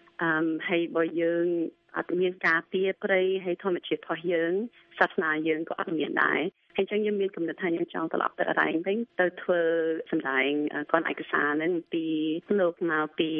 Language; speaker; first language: Khmer; early bilingual, heritage; Khmer